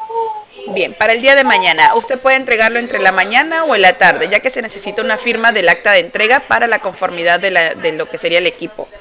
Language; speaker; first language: Spanish; native; Spanish